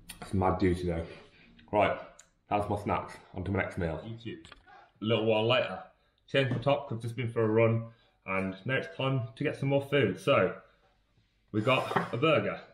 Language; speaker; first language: English; native; English